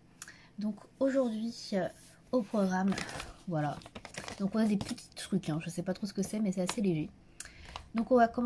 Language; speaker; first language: French; native; French